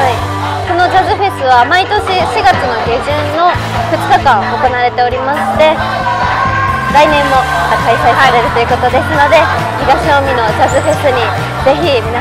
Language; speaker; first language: Japanese; native; Japanese